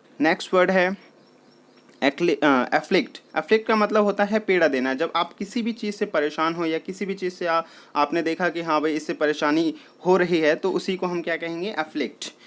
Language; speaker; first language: Hindi; native; Hindi